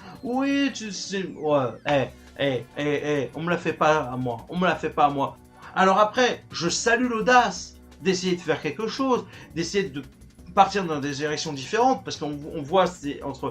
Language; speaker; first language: French; native; French